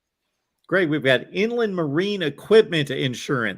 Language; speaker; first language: English; native; English